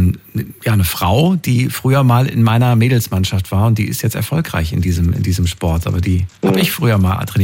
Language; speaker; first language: German; native; German